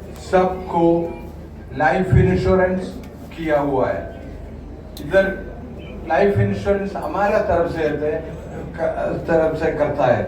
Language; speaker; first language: Hindi; non-native, local second language; Malayalam